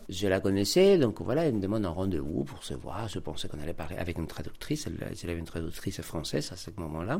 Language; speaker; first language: French; non-native, fluent; Spanish